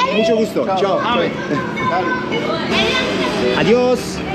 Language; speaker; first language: Spanish; non-native, learner; Italian